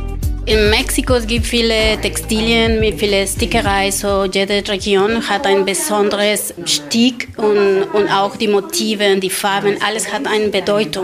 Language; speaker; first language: German; non-native, learner; Spanish